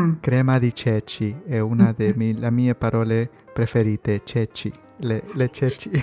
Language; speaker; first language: Italian; non-native, learner; Spanish